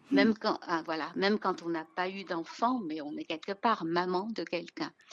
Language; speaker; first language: French; non-native, fluent; Chinese